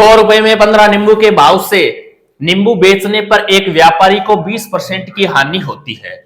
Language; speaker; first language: Hindi; native; Hindi